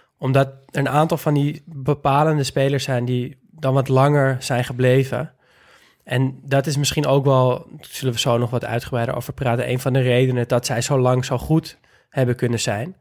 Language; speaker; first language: Dutch; native; Dutch